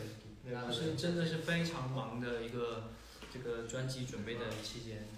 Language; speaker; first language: Chinese; non-native, fluent; Thai